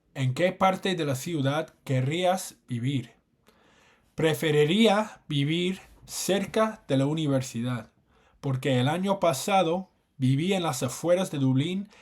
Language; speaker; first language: Spanish; non-native, fluent; English